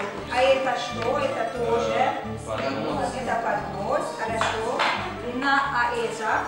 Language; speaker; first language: Russian; non-native, fluent; Hungarian